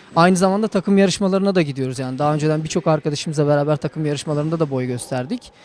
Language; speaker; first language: Turkish; native; Turkish